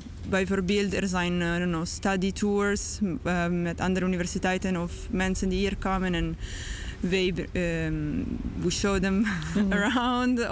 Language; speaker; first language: Dutch; non-native, learner; English